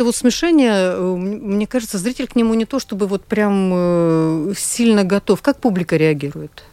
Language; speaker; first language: Russian; native; Russian